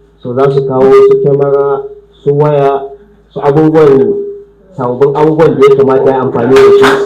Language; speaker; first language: Hausa; native; Hausa